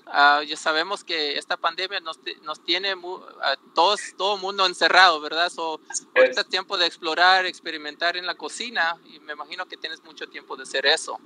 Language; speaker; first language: Spanish; early bilingual, heritage; Spanish